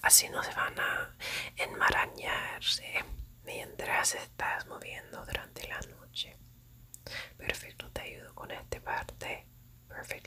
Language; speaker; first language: Spanish; non-native, fluent; English